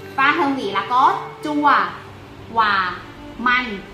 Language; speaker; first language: Vietnamese; non-native, learner; Thai